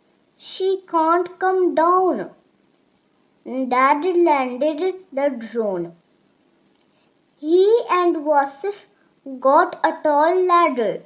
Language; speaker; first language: English; non-native, local second language; Urdu